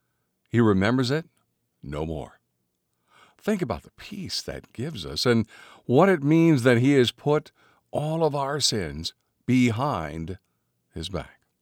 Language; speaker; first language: English; native; English